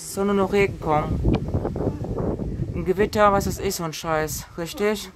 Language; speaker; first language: German; native; German